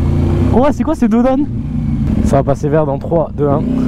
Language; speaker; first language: French; native; French